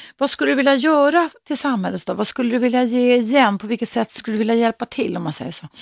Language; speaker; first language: Swedish; native; Swedish